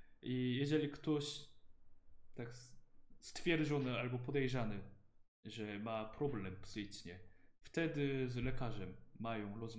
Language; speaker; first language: Polish; non-native, learner; Korean